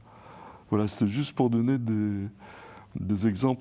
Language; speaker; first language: French; native; French